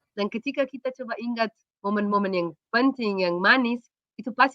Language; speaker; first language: Indonesian; non-native, fluent; Slovenian